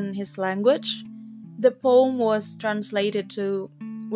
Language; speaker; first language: English; non-native, fluent; Indonesian